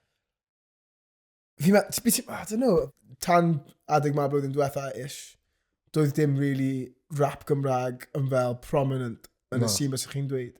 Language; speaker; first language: Welsh; native; Welsh